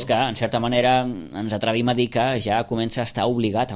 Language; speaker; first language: Catalan; native; Catalan